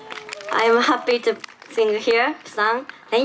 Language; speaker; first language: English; non-native, learner; Japanese